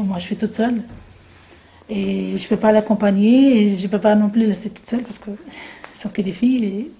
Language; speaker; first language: French; non-native, local second language; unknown